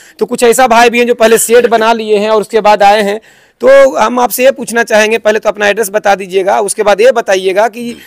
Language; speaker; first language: Hindi; native; Hindi